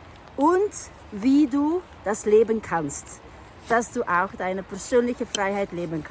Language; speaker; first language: German; non-native, fluent; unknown